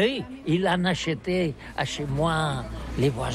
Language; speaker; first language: French; non-native, learner; Catalan